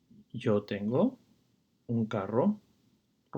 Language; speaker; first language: Spanish; non-native, fluent; English